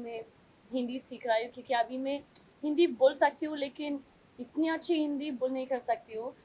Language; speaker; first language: Hindi; non-native, learner; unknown